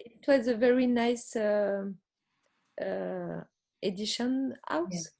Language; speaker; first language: English; non-native, learner; French